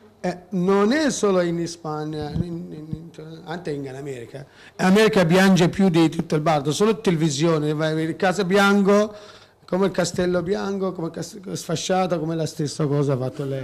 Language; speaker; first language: Italian; non-native, learner; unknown